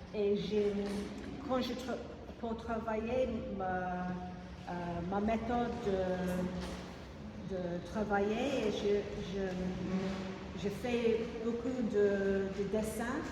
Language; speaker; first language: French; non-native, fluent; English